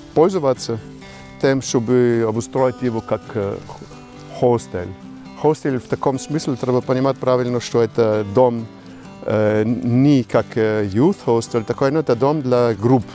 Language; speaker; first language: Ukrainian; non-native, fluent; German